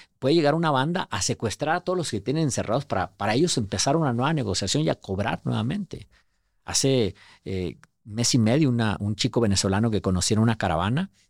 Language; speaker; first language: Spanish; native; Spanish